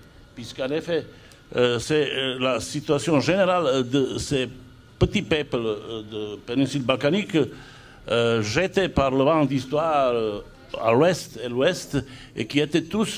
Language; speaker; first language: French; non-native, fluent; Serbian